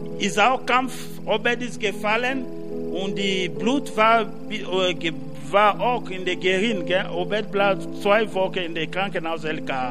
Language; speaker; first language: German; non-native, learner; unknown